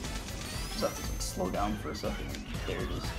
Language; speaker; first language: English; native; English